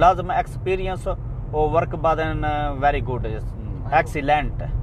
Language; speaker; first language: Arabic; non-native, learner; Punjabi